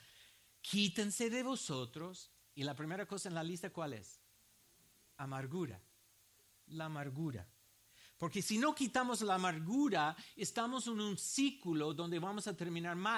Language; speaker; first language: Spanish; non-native, fluent; English